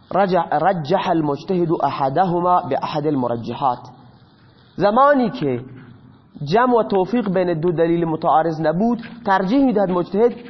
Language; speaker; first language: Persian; non-native, local second language; Baluchi